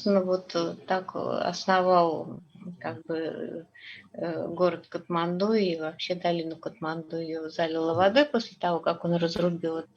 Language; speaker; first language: Russian; native; Russian